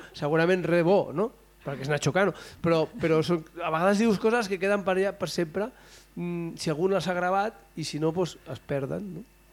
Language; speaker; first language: Catalan; non-native, local second language; Spanish